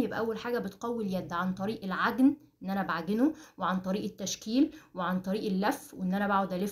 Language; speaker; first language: Arabic; native; Arabic